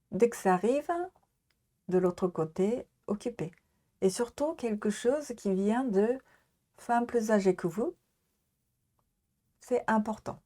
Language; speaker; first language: French; non-native, learner; Japanese